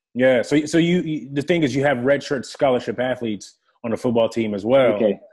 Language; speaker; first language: English; early bilingual, other home language; French